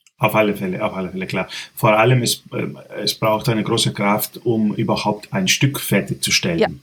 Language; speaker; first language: German; non-native, fluent; Greek